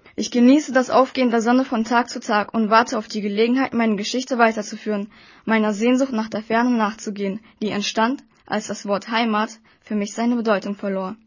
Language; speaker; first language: German; early bilingual, other home language; Russian